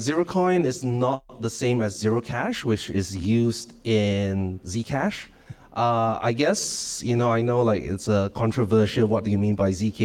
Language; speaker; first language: English; non-native, local second language; Cantonese